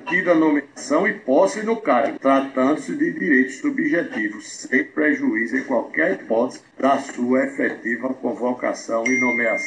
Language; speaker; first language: Portuguese; native; Portuguese